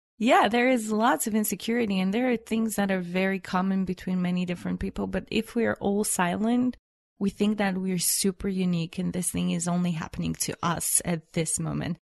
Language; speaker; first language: English; non-native, fluent; Bulgarian